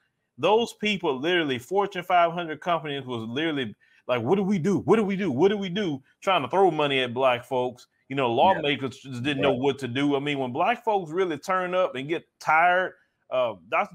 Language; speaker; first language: English; native; English